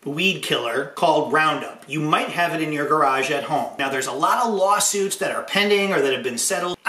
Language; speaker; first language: English; native; English